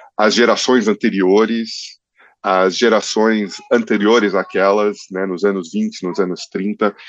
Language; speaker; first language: Portuguese; early bilingual, other home language; English